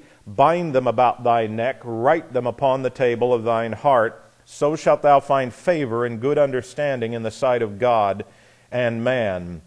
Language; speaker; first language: English; native; English